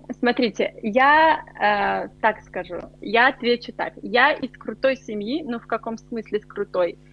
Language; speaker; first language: Russian; native; Russian